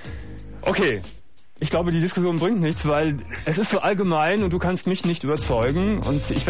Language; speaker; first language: German; native; German